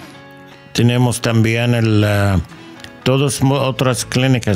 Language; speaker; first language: Spanish; non-native, fluent; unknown